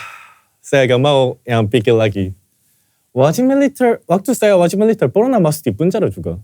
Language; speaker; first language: Indonesian; non-native, fluent; Korean